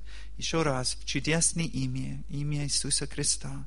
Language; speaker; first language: Russian; non-native, learner; English